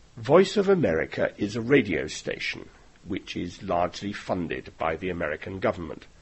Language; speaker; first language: English; native; English